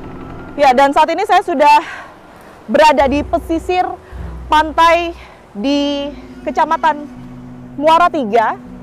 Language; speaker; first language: Indonesian; native; Indonesian